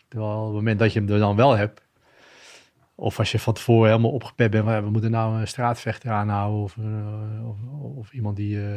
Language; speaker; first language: Dutch; native; Dutch